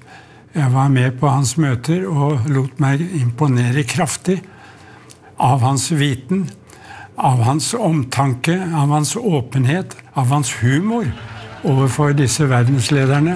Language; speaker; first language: Norwegian; native; Norwegian